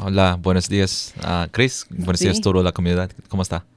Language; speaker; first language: Spanish; non-native, fluent; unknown